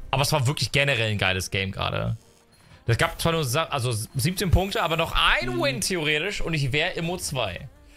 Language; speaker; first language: German; native; German